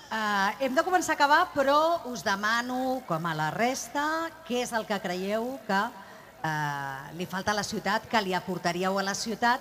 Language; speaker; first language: Catalan; native; Catalan